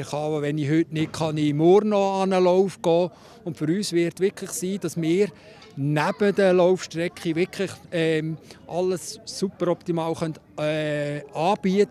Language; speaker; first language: German; native; German